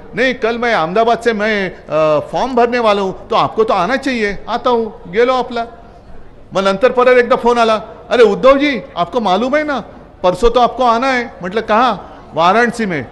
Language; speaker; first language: Hindi; non-native, local second language; Marathi